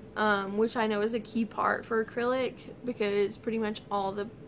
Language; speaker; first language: English; native; English